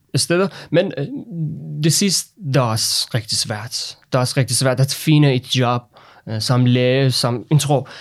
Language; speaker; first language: Danish; non-native, learner; Persian